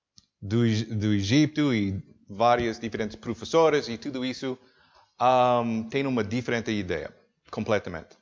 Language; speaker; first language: Portuguese; non-native, learner; English